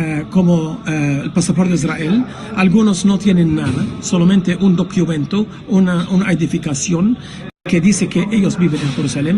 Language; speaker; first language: Spanish; non-native, fluent; Arabic